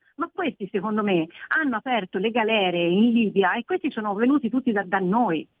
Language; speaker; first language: Italian; native; Italian